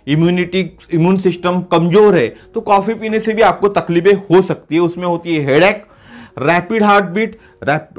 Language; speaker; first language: Hindi; non-native, local second language; Marathi